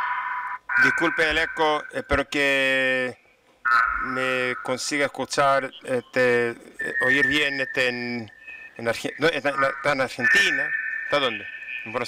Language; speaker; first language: Spanish; non-native, fluent; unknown